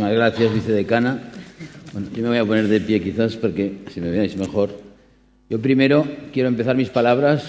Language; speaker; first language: Spanish; native; Spanish